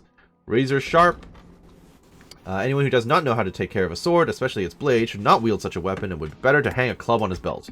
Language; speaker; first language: English; native; English